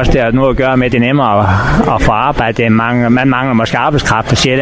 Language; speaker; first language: Danish; native; Danish